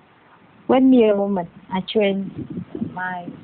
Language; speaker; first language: English; non-native, learner; Vietnamese